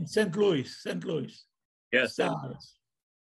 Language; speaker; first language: English; non-native, learner; Czech